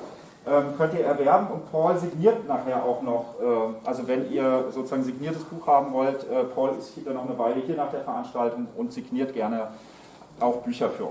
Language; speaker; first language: German; native; German